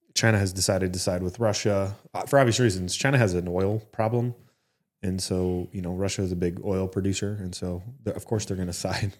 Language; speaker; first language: English; early bilingual, other home language; Italian